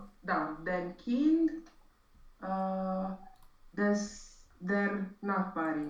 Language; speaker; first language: German; non-native, learner; Romanian